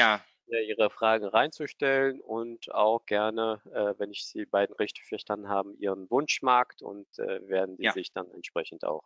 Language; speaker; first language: German; native; German